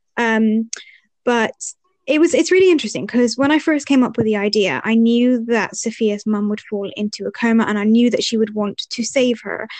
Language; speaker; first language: English; early bilingual, other home language; Arabic